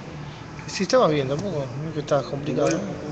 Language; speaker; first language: Spanish; native; Spanish